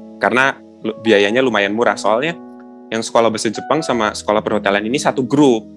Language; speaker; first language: Indonesian; native; Indonesian